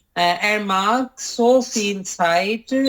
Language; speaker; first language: German; non-native, learner; Urdu